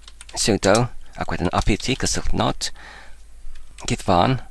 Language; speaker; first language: Welsh; non-native, learner; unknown